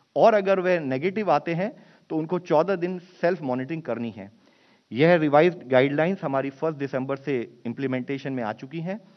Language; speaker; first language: Hindi; native; Hindi